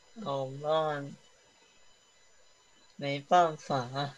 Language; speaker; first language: Chinese; early bilingual, heritage; Chinese